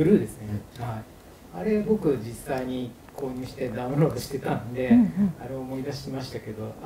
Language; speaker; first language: Japanese; native; Japanese